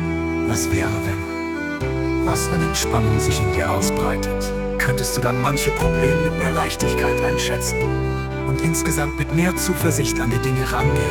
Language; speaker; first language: German; native; German